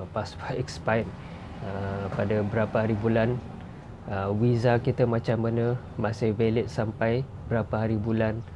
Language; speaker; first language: Malay; non-native, fluent; Western Cham